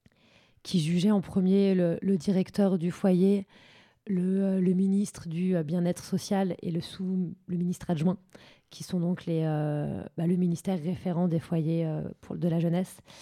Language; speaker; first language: French; native; French